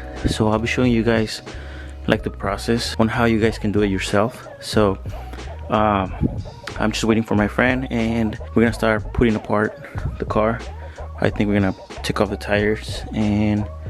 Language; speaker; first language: English; native; English